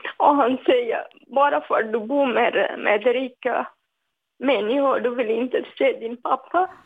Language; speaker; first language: Swedish; non-native, fluent; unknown